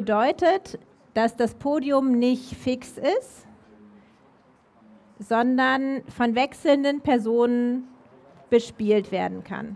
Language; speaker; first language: German; native; German